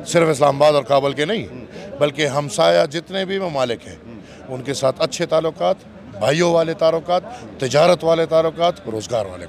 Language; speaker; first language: Hindi; non-native, local second language; Pashto